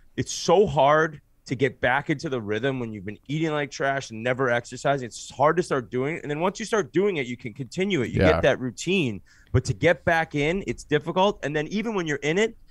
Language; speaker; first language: English; native; English